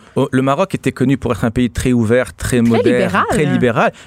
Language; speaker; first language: French; non-native, local second language; Arabic